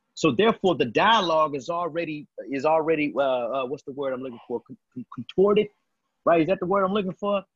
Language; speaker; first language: English; native; English